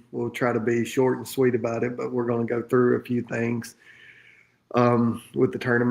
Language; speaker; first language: English; native; English